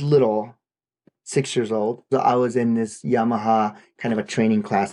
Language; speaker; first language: English; non-native, fluent; Japanese